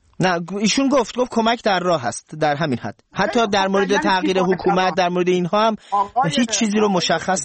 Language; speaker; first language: Persian; native; Persian